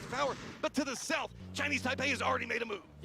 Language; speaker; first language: English; native; English